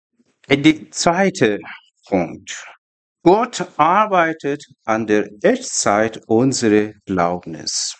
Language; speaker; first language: German; non-native, learner; Persian